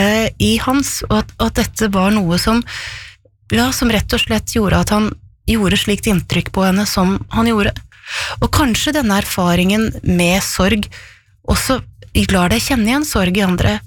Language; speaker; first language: Norwegian; native; Norwegian